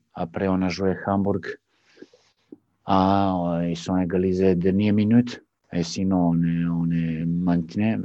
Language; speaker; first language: French; non-native, learner; Serbian